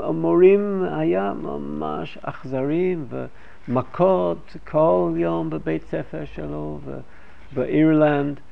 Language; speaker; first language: Hebrew; non-native, fluent; English